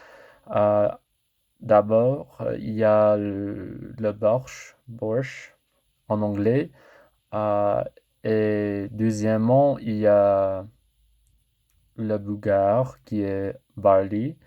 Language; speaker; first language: French; non-native, learner; English